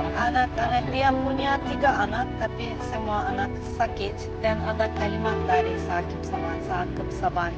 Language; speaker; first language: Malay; non-native, fluent; Turkish